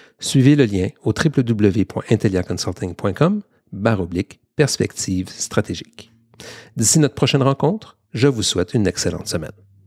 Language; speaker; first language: French; native; French